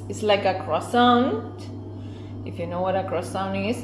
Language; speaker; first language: English; non-native, fluent; Spanish